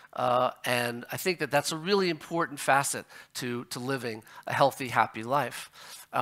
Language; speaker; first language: English; native; English